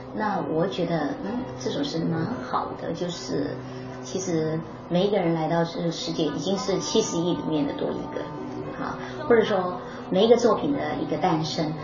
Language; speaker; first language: Chinese; non-native, local second language; Hakka Chinese